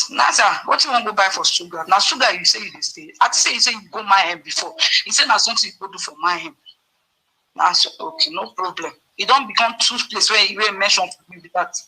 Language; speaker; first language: Nigerian Pidgin; non-native, local second language; Yoruba